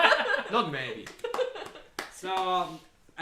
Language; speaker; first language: English; non-native, learner; Japanese